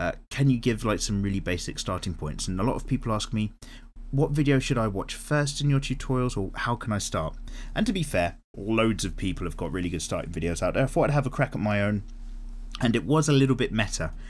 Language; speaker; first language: English; native; English